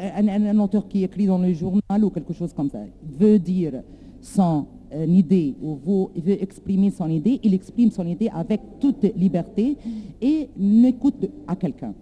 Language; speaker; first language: French; non-native, learner; Arabic